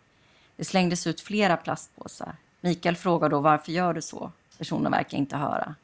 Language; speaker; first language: Swedish; native; Swedish